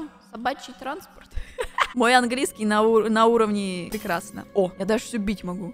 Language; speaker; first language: Russian; native; Russian